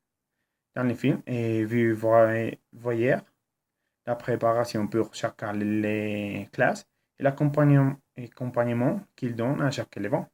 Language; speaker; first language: French; non-native, learner; Spanish